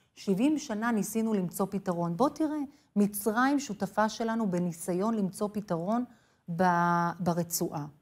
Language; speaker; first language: Hebrew; non-native, fluent; English